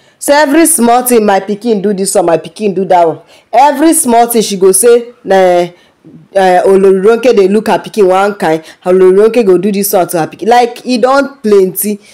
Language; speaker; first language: Nigerian Pidgin; non-native, local second language; Yoruba